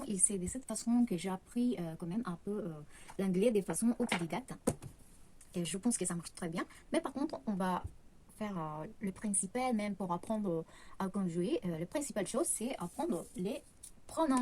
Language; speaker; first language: French; non-native, fluent; Spanish